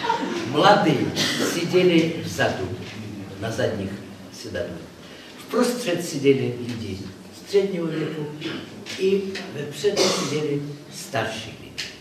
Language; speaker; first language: Czech; non-native, learner; Russian